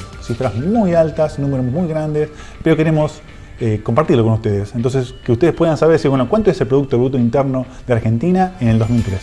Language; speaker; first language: Spanish; native; Spanish